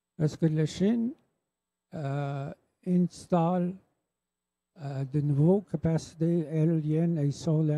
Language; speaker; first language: French; non-native, local second language; English